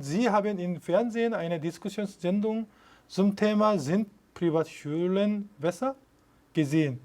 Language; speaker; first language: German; non-native, fluent; Korean